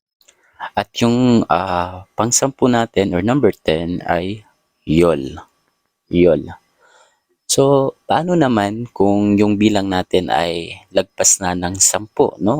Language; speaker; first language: Filipino; native; Filipino